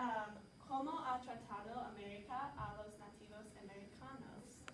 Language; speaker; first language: Spanish; non-native, learner; English